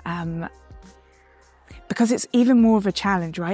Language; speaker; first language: English; native; English